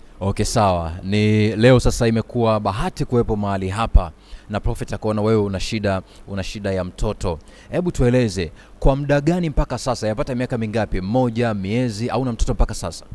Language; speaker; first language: Swahili; native; Swahili